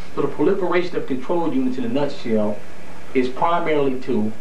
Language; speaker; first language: English; native; English